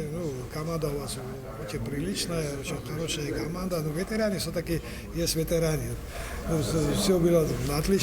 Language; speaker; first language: Russian; non-native, local second language; Georgian